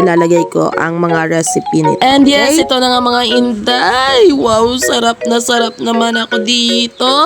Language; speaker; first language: Filipino; non-native, local second language; Cebuano